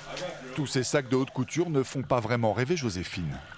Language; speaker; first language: French; native; French